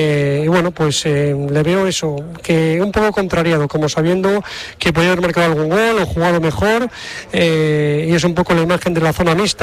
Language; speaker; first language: Spanish; native; Spanish